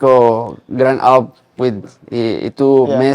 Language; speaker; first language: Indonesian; non-native, learner; Spanish